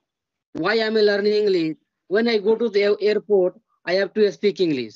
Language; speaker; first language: English; non-native, learner; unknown